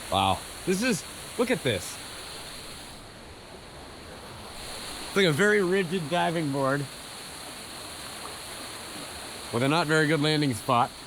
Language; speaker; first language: English; native; English